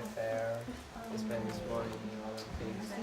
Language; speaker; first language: English; non-native, learner; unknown